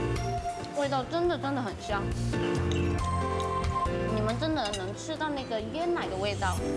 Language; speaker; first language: Chinese; non-native, local second language; Indonesian